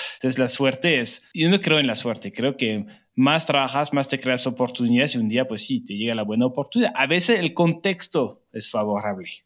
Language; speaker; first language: Spanish; non-native, fluent; French